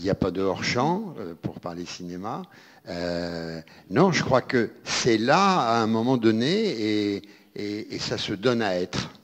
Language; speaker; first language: French; native; French